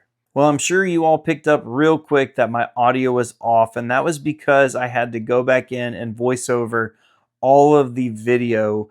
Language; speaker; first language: English; native; English